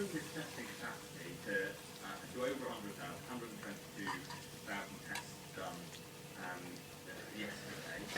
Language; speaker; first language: English; native; English